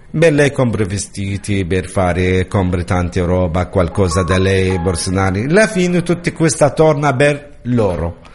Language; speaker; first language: Italian; non-native, learner; Arabic